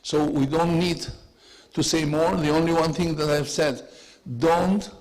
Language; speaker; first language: English; non-native, learner; Albanian